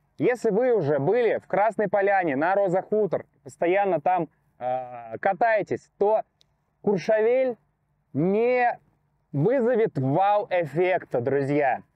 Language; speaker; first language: Russian; native; Russian